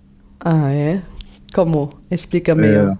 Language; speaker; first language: Portuguese; non-native, fluent; German